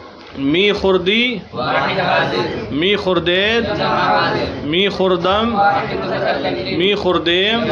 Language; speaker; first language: Persian; non-native, fluent; Urdu